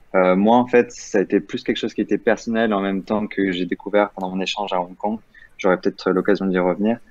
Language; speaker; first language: French; native; French